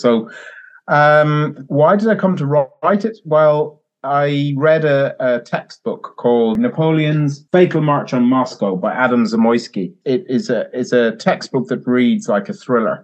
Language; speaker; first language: English; native; English